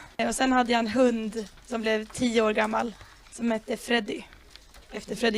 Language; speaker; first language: Swedish; native; Swedish